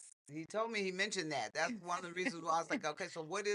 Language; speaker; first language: English; native; English